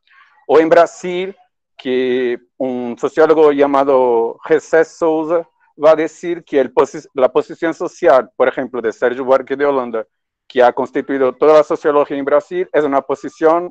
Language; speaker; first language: Spanish; non-native, fluent; Portuguese